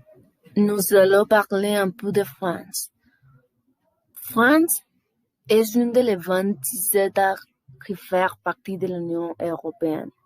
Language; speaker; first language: French; non-native, learner; Spanish